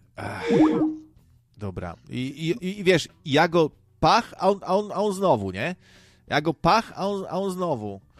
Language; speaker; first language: Polish; native; Polish